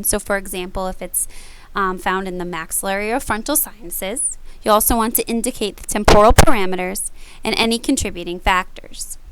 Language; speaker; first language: English; native; English